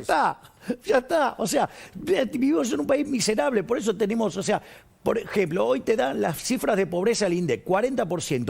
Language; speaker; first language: Spanish; native; Spanish